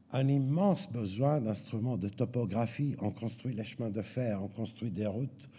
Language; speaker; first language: French; native; French